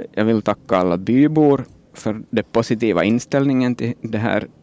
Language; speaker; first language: Swedish; non-native, local second language; Finnish